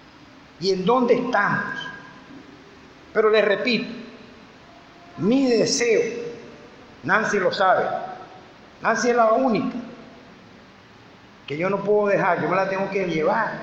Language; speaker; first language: Spanish; native; Spanish